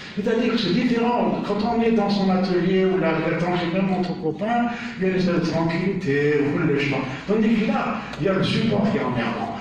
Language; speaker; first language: French; native; French